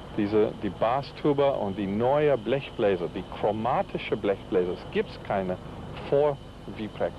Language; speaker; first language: German; non-native, fluent; English